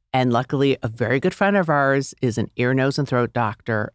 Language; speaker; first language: English; native; English